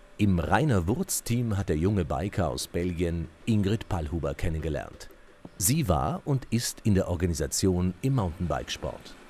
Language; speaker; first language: German; native; German